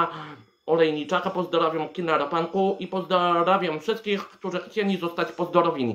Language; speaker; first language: Polish; native; Polish